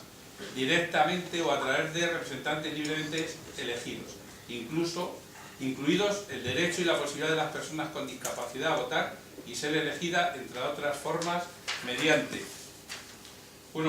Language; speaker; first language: Spanish; native; Spanish